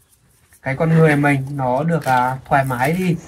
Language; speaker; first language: Vietnamese; native; Vietnamese